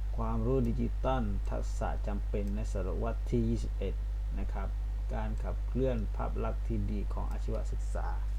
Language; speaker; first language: Thai; non-native, local second language; Pattani Malay